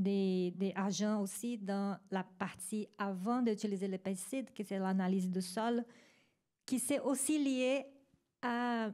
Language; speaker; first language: French; non-native, fluent; Spanish